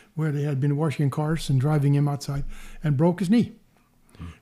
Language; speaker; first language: English; non-native, fluent; Swedish